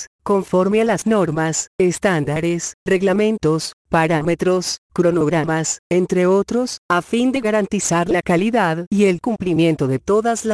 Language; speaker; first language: Spanish; native; Spanish